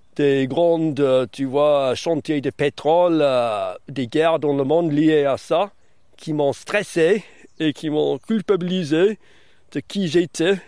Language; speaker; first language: French; early bilingual, other home language; English